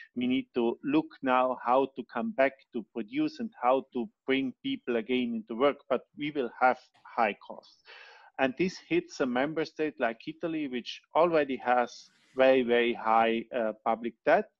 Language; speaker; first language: English; non-native, fluent; Italian